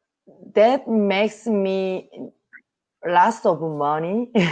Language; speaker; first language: English; non-native, learner; Korean